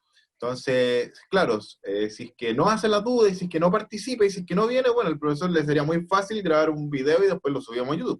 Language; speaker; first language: Spanish; native; Spanish